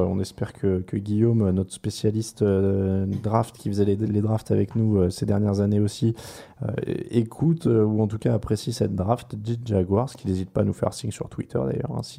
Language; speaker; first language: French; native; French